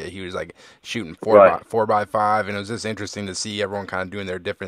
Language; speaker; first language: English; native; English